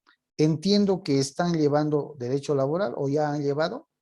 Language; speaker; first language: Spanish; native; Spanish